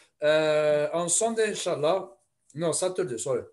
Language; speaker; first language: English; non-native, fluent; Arabic